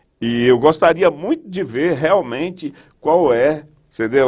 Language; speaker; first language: Portuguese; native; Portuguese